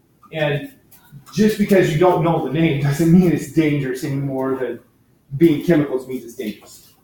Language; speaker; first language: English; native; English